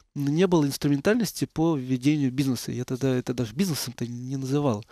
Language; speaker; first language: Russian; native; Russian